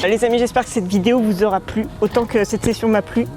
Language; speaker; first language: French; native; French